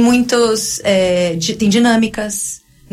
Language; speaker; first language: Portuguese; native; Portuguese